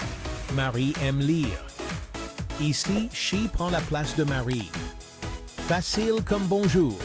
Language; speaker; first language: French; non-native, local second language; Haitian Creole